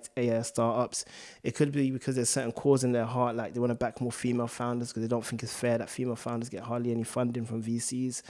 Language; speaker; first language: English; native; English